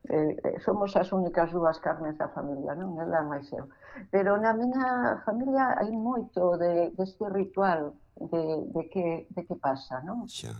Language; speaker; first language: Galician; non-native, local second language; Spanish